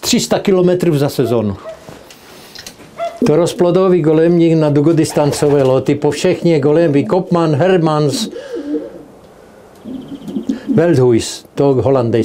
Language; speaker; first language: Polish; non-native, learner; Czech